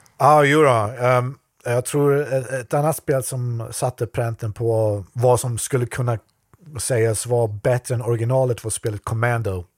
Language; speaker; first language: Swedish; native; Swedish